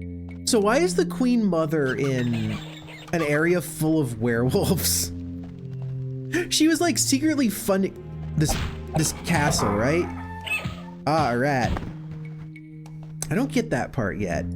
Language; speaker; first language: English; native; English